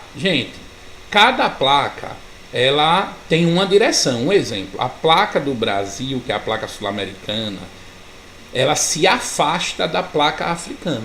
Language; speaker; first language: Portuguese; native; Portuguese